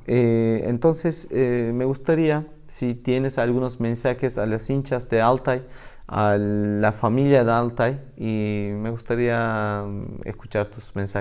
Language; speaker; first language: Spanish; non-native, learner; Turkish